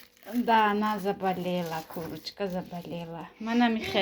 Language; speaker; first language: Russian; non-native, fluent; Tajik